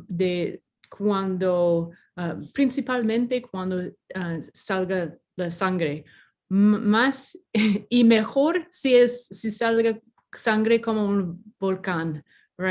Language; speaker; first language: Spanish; non-native, fluent; English